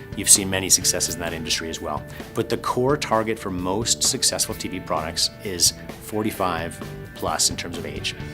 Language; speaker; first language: English; native; English